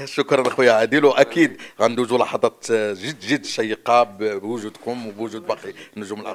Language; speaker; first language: Arabic; native; Arabic